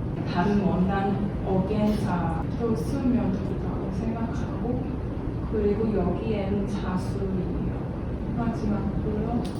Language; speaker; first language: Korean; non-native, learner; Cantonese